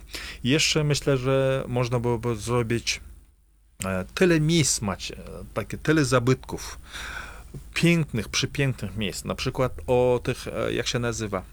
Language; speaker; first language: Polish; non-native, fluent; Kazakh